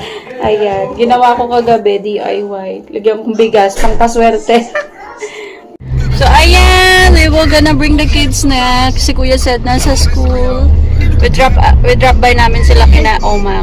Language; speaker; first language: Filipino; native; Filipino